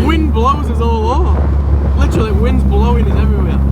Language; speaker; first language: English; native; English